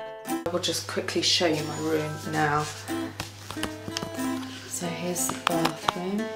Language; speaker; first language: English; native; English